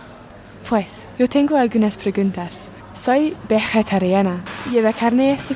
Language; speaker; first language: Spanish; non-native, fluent; English